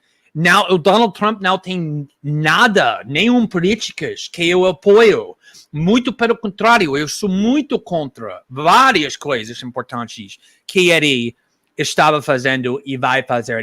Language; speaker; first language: Portuguese; non-native, fluent; English